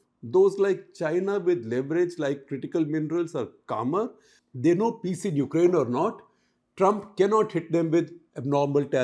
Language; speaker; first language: English; non-native, local second language; Hindi